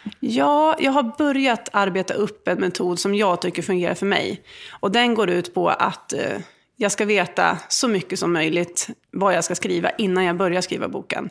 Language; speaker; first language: Swedish; native; Swedish